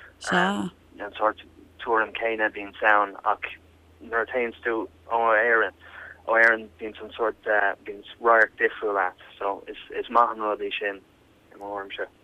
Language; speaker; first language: Irish; non-native, local second language; English